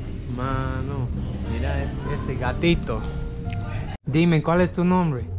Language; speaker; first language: Spanish; non-native, learner; English